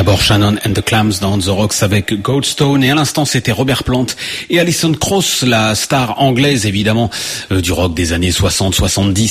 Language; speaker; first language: French; native; French